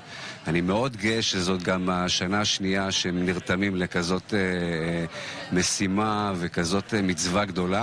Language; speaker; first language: Hebrew; native; Hebrew